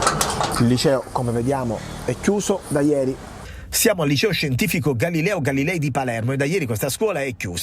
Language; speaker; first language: Italian; native; Italian